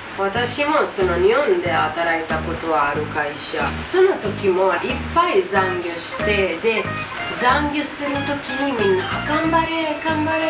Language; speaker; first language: Japanese; non-native, learner; Italian